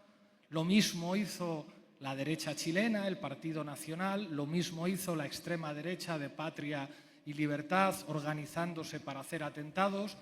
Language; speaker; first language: Spanish; native; Spanish